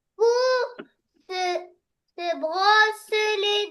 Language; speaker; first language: French; non-native, learner; Arabic